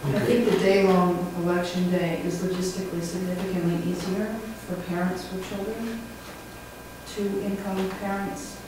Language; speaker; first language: English; native; English